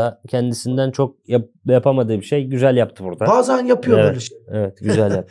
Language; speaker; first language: Turkish; native; Turkish